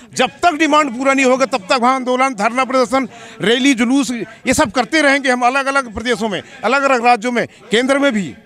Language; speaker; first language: Hindi; native; Hindi